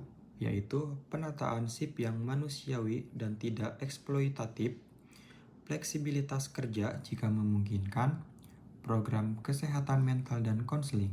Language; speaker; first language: Indonesian; native; Indonesian